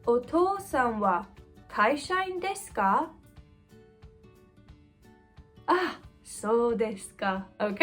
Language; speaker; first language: Japanese; non-native, fluent; English